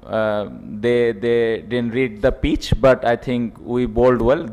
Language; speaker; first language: English; non-native, local second language; Bangla